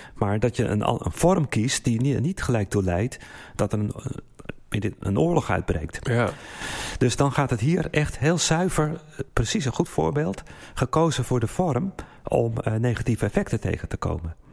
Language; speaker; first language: Dutch; native; Dutch